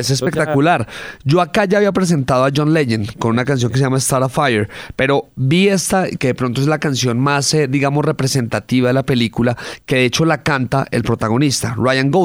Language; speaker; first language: Spanish; native; Spanish